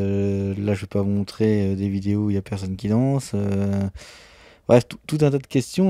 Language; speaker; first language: French; native; French